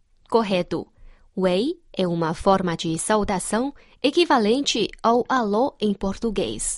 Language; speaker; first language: Portuguese; non-native, fluent; Chinese